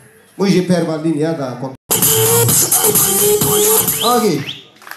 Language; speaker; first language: Russian; non-native, learner; Turkish